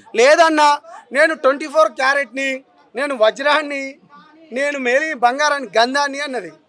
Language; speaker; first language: Telugu; non-native, local second language; Lambadi